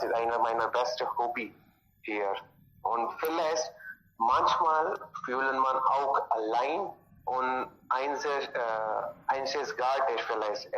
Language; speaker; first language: German; non-native, learner; Hindi